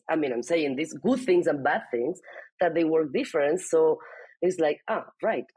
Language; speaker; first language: English; non-native, fluent; Spanish